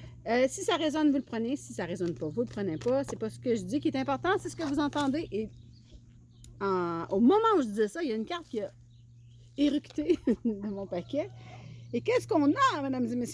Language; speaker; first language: French; native; French